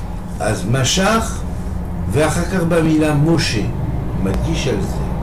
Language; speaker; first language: Hebrew; non-native, fluent; French